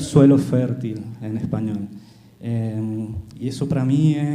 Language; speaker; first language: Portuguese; non-native, fluent; Spanish